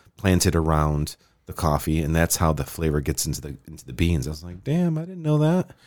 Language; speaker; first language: English; native; English